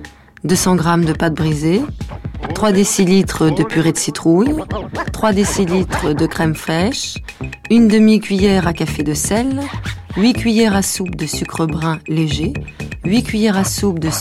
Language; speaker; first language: French; native; French